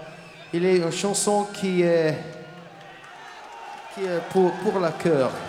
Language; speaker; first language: French; non-native, learner; English